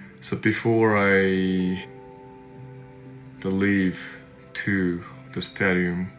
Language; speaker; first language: English; non-native, fluent; Korean